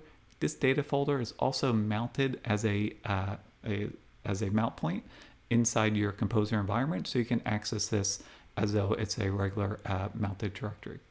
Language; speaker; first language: English; native; English